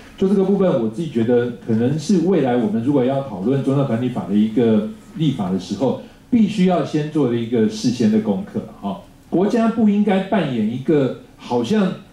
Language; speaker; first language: Chinese; native; Chinese